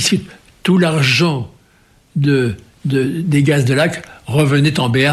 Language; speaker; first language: French; native; French